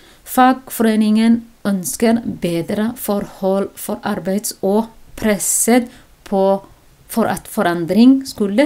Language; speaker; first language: Norwegian; non-native, learner; Somali